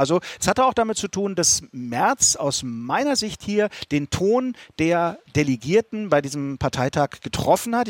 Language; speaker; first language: German; native; German